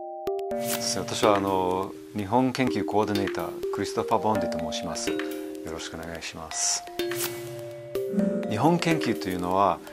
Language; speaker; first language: Japanese; non-native, fluent; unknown